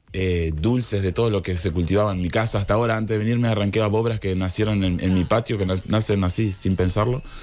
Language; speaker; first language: Spanish; native; Spanish